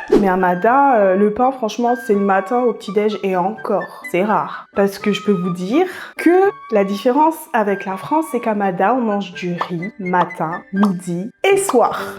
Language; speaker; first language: French; non-native, local second language; Malagasy